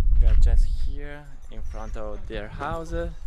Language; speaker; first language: English; non-native, learner; Italian